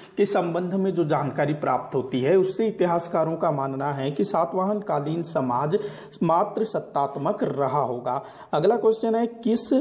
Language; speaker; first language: Hindi; non-native, local second language; Marathi